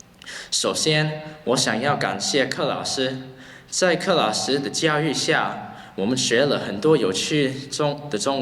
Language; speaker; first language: Chinese; non-native, learner; English